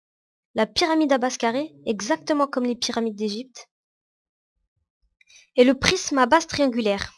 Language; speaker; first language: French; native; French